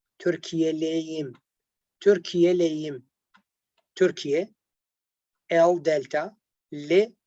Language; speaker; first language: Turkish; non-native, learner; Arabic